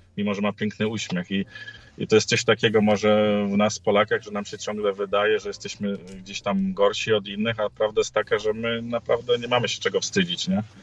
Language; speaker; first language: Polish; native; Polish